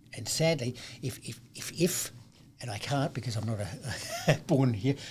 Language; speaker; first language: English; native; English